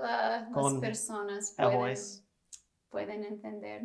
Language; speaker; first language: Spanish; non-native, learner; English